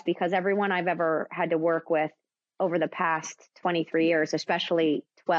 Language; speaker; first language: English; native; English